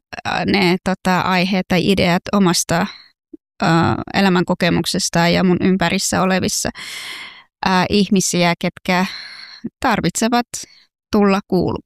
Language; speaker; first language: Finnish; non-native, fluent; Persian